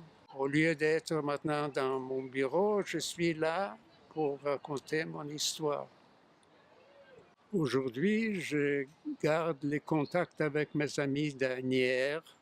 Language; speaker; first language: French; non-native, fluent; Yiddish